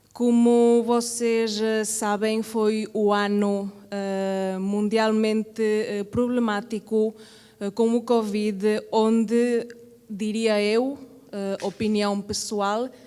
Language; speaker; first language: Portuguese; non-native, fluent; Catalan